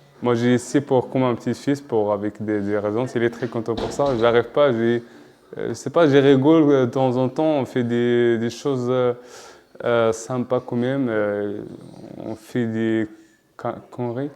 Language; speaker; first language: French; non-native, learner; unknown